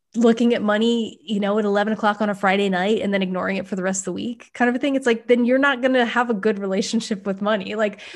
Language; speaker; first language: English; native; English